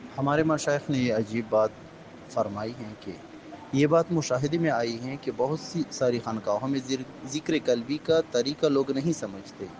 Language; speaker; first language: Urdu; native; Urdu